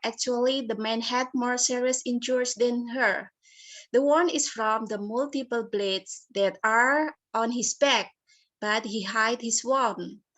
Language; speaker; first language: English; non-native, learner; Indonesian